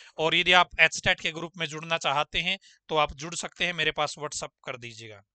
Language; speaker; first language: Hindi; native; Hindi